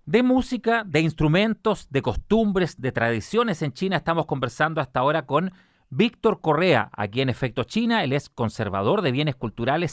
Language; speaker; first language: Spanish; native; Spanish